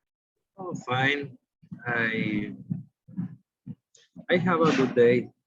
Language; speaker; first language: English; non-native, learner; Spanish